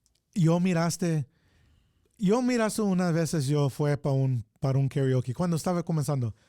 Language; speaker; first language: Spanish; non-native, learner; English